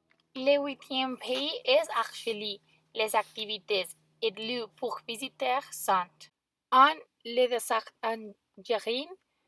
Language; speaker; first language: French; non-native, learner; Spanish